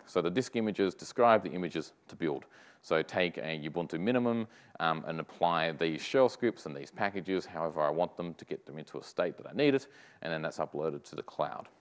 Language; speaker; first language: English; native; English